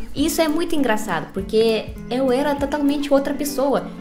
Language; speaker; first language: Portuguese; non-native, fluent; Russian